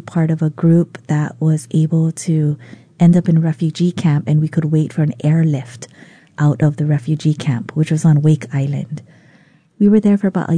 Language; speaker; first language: English; non-native, local second language; Vietnamese